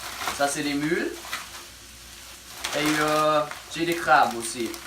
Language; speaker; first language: French; non-native, learner; English